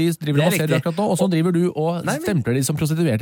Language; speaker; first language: Norwegian; native; Norwegian